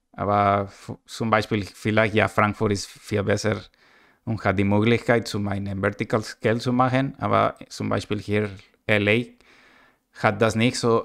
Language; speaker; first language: German; non-native, learner; Spanish